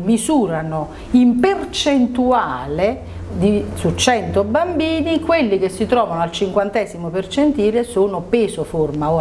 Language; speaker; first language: Italian; native; Italian